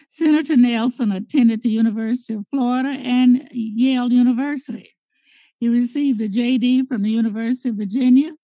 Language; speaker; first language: English; native; English